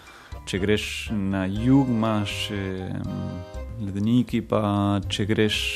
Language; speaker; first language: Slovenian; non-native, learner; Spanish